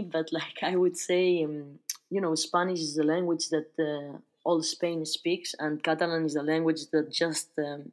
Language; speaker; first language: English; non-native, fluent; Spanish